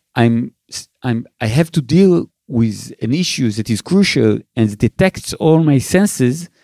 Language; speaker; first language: English; non-native, fluent; Hebrew